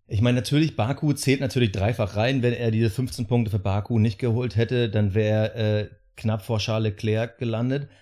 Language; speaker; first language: German; native; German